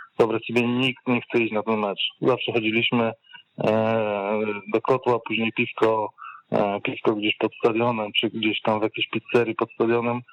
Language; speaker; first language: Polish; native; Polish